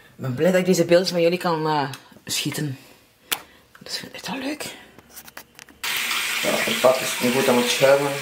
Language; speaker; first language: Dutch; native; Dutch